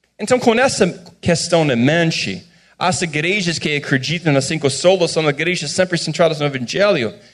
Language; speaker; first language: Portuguese; non-native, fluent; English